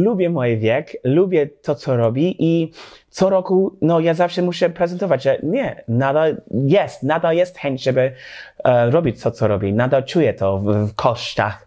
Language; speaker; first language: Polish; non-native, learner; English